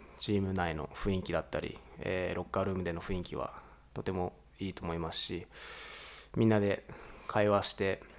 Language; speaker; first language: Japanese; native; Japanese